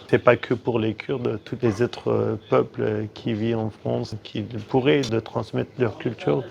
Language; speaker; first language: French; non-native, fluent; Kurdish